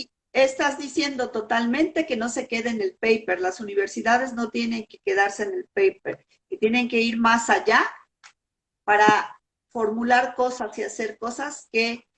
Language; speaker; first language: Spanish; native; Spanish